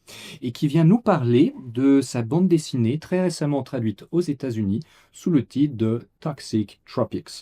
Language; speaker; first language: French; native; French